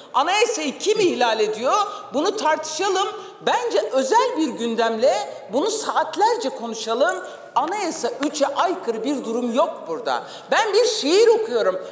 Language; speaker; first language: Turkish; non-native, local second language; Kurdish